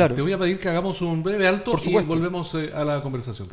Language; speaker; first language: Spanish; native; Spanish